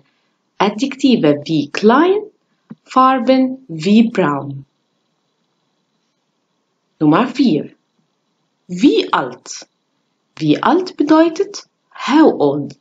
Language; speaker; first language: German; non-native, fluent; Arabic